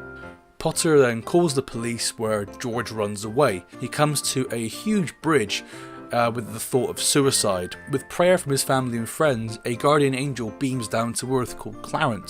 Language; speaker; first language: English; native; English